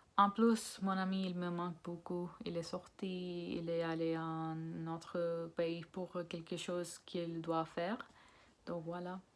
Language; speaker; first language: French; non-native, learner; Punjabi